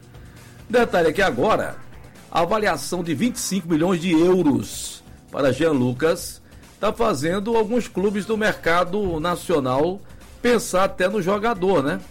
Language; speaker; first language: Portuguese; native; Portuguese